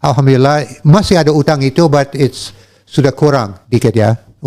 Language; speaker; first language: Indonesian; non-native, learner; English